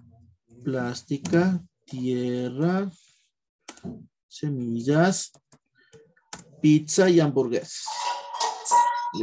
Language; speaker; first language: Spanish; native; Spanish